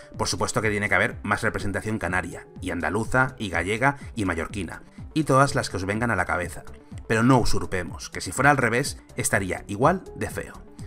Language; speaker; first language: Spanish; native; Spanish